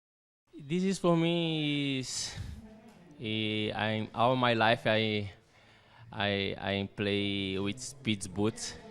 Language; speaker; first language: English; non-native, learner; Portuguese